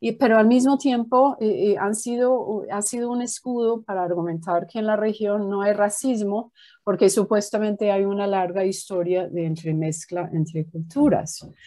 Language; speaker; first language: Spanish; non-native, fluent; English